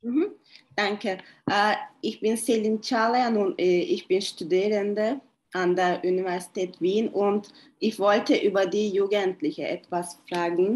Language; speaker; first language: German; non-native, learner; Turkish